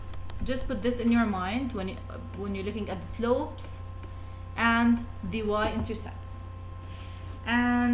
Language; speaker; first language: English; non-native, fluent; Arabic